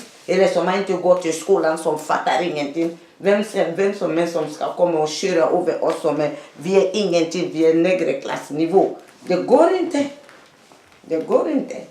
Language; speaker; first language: Swedish; non-native, fluent; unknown